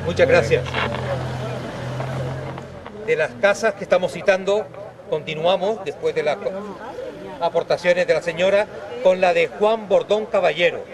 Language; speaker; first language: Spanish; native; Spanish